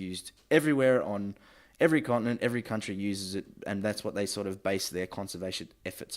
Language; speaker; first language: English; native; English